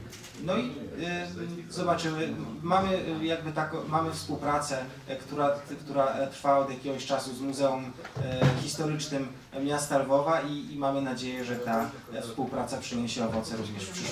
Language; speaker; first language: Polish; native; Polish